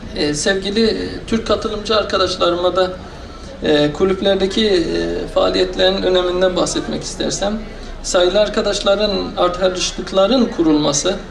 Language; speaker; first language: Turkish; non-native, fluent; Persian